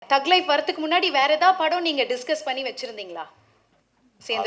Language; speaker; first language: Tamil; native; Tamil